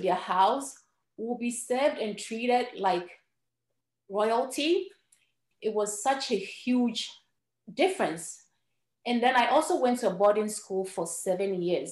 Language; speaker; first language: English; non-native, local second language; Ewe